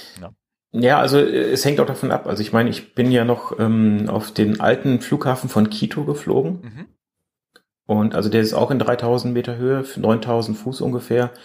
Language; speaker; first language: German; native; German